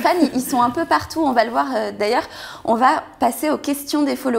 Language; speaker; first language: French; native; French